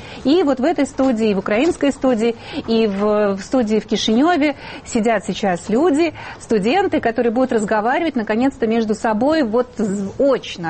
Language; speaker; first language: Russian; native; Russian